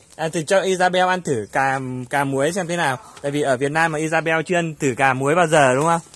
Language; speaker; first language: Vietnamese; native; Vietnamese